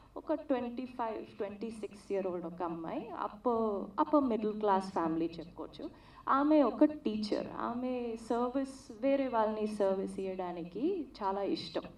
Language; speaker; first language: Telugu; non-native, learner; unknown